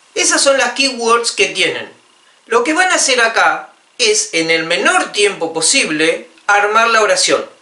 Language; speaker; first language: Spanish; native; Spanish